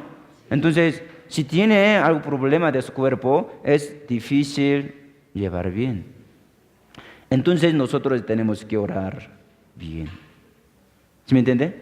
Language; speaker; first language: Spanish; non-native, fluent; Korean